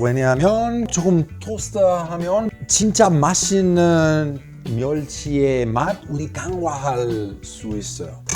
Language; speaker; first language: Korean; non-native, learner; Italian